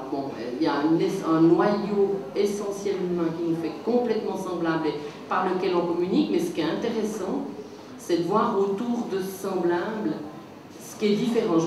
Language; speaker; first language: French; native; French